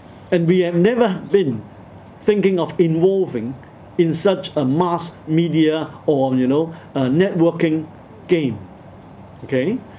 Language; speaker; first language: English; non-native, local second language; Cantonese